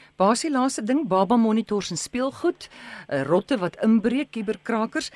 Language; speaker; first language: Afrikaans; native; Afrikaans